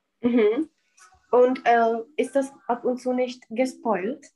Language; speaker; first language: German; non-native, fluent; Czech